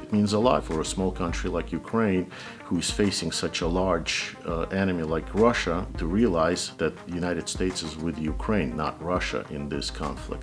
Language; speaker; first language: English; non-native, fluent; Russian